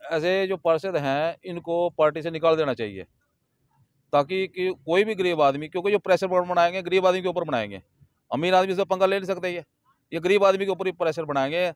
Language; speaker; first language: Hindi; native; Hindi